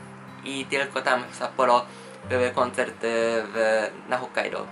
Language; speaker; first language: Polish; non-native, fluent; Japanese